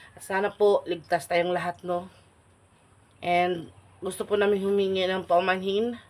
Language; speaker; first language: Filipino; non-native, local second language; Cebuano